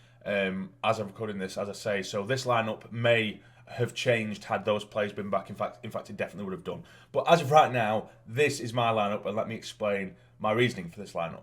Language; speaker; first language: English; native; English